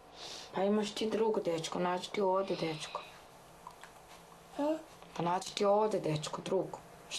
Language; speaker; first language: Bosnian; non-native, learner; Chinese